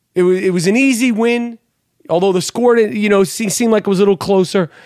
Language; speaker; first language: English; native; English